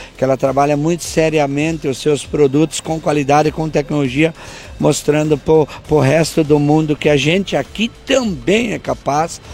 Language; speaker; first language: Portuguese; native; Portuguese